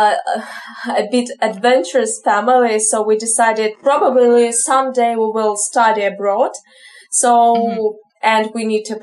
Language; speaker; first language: English; non-native, fluent; Ukrainian